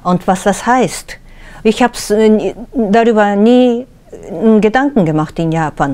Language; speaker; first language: German; non-native, fluent; Japanese